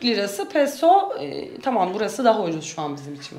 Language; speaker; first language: Turkish; native; Turkish